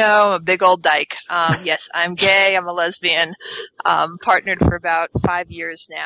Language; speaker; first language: English; native; English